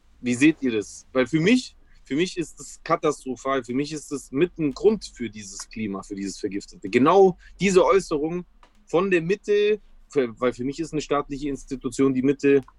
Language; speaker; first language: German; early bilingual, other home language; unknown